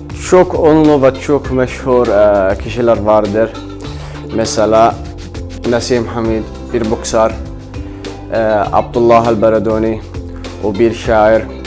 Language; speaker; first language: Turkish; non-native, learner; Arabic